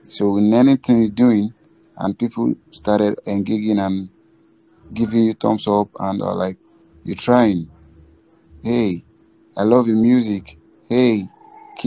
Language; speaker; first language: English; non-native, local second language; Yoruba